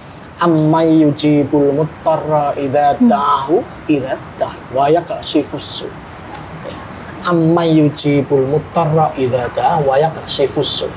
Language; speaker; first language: Indonesian; native; Indonesian